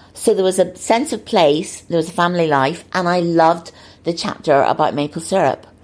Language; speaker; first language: English; native; English